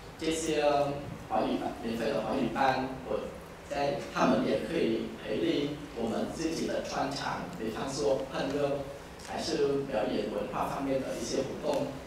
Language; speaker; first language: Chinese; non-native, fluent; Vietnamese